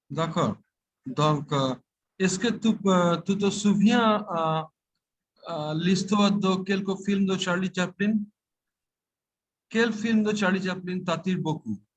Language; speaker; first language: French; non-native, fluent; Bangla